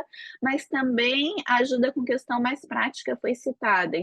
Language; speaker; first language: Portuguese; native; Portuguese